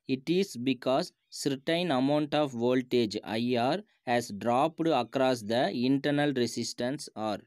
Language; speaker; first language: English; non-native, local second language; Tamil